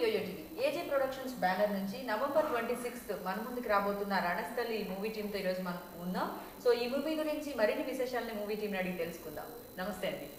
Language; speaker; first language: Telugu; native; Telugu